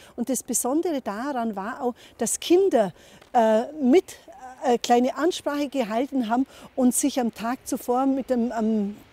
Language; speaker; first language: German; native; German